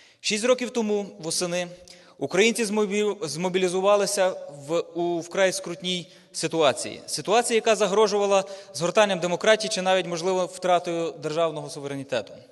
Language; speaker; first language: Ukrainian; native; Ukrainian